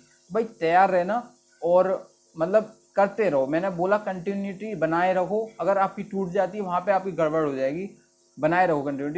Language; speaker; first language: Hindi; native; Hindi